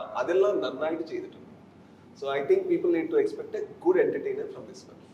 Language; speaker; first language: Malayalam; non-native, learner; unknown